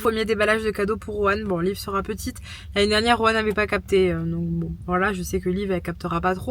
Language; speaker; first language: French; native; French